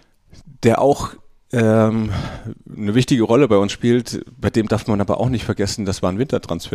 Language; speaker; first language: German; native; German